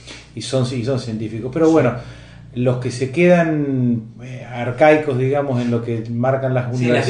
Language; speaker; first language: Spanish; native; Spanish